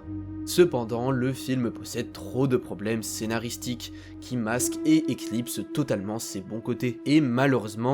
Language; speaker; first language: French; native; French